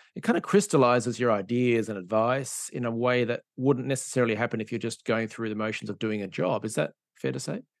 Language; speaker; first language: English; native; English